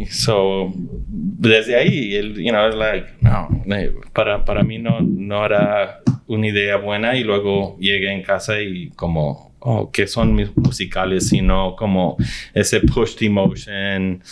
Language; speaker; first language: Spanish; early bilingual, heritage; English